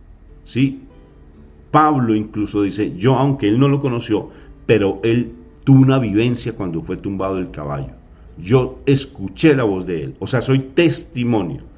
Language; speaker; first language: Spanish; native; Spanish